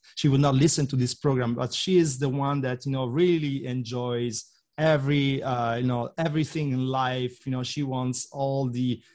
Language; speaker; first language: English; non-native, fluent; Italian